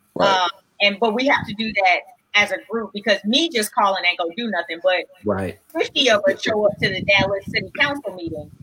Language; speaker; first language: English; native; English